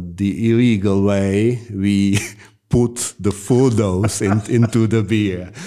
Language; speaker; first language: English; non-native, fluent; Czech